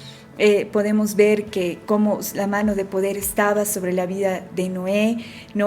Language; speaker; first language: Spanish; native; Spanish